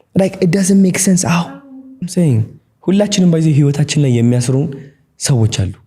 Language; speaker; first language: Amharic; non-native, local second language; Tigrinya